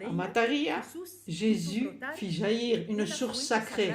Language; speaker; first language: French; non-native, fluent; Arabic